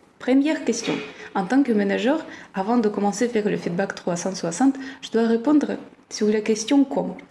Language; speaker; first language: French; non-native, fluent; Ukrainian